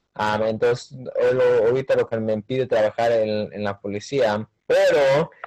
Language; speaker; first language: Spanish; early bilingual, heritage; Spanish